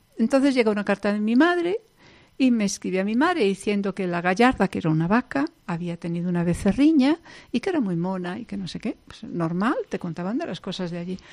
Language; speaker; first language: Spanish; non-native, local second language; Galician